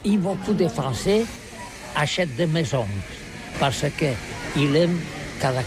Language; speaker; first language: French; non-native, learner; Catalan